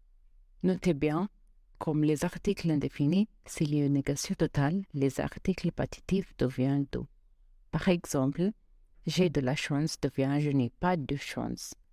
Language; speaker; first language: French; non-native, fluent; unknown